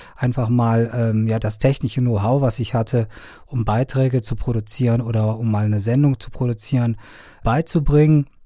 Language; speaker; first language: German; non-native, fluent; Persian